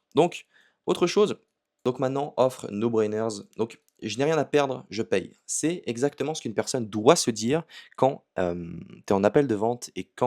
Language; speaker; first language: French; native; French